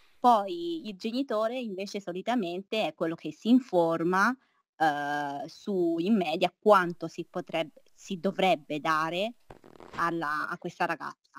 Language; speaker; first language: Italian; early bilingual, other home language; Chinese